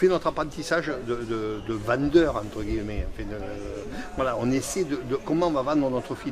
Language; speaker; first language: French; native; French